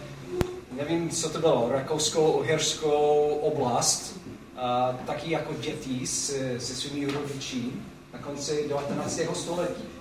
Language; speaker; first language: Czech; non-native, fluent; English